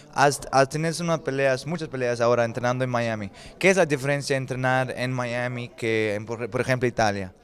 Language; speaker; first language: Spanish; non-native, fluent; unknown